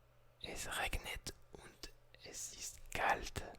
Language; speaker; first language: German; non-native, learner; French